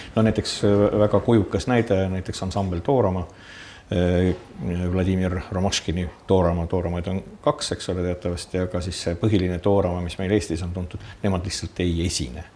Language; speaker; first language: Estonian; native; Estonian